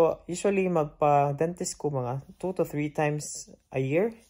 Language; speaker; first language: Cebuano; non-native, local second language; Filipino